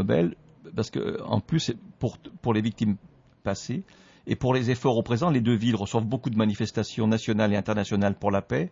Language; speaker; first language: French; native; French